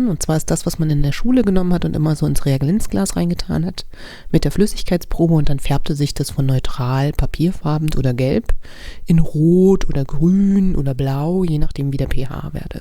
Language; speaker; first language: German; native; German